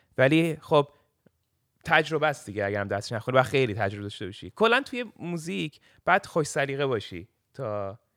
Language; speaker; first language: Persian; early bilingual, heritage; Persian